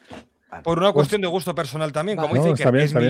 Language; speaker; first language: Spanish; native; Spanish